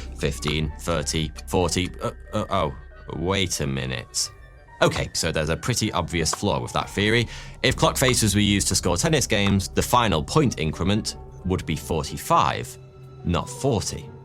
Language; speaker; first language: English; native; English